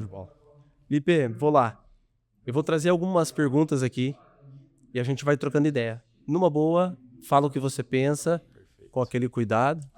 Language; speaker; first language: Portuguese; native; Portuguese